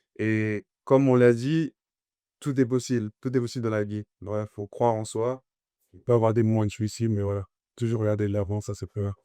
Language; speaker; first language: French; early bilingual, other home language; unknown